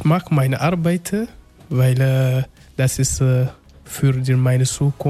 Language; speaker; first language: German; non-native, learner; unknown